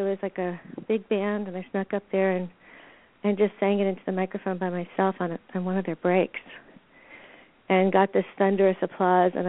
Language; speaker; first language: English; native; English